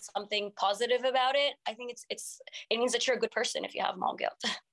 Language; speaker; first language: English; non-native, fluent; French